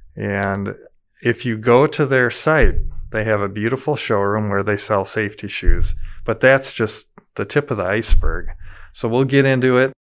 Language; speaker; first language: English; native; English